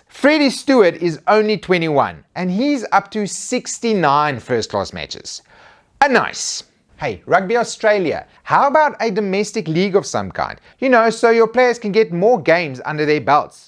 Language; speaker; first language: English; native; English